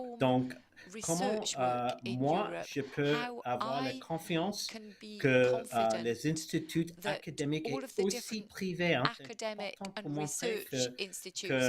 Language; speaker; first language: French; early bilingual, heritage; English